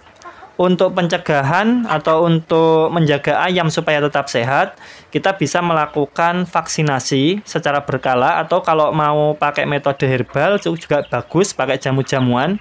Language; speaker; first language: Indonesian; native; Indonesian